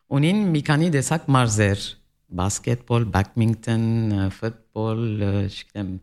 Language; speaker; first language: Armenian; early bilingual, heritage; Armenian